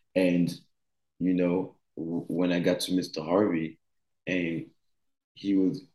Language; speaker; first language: English; early bilingual, other home language; French